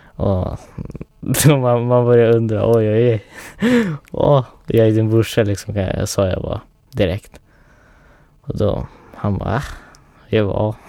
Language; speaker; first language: Swedish; early bilingual, other home language; Persian